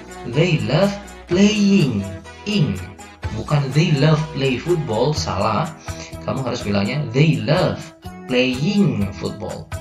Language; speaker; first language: English; non-native, fluent; Indonesian